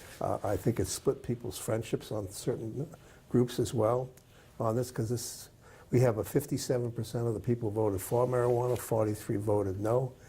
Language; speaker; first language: English; native; English